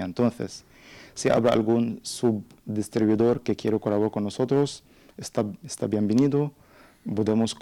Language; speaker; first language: Spanish; non-native, learner; Arabic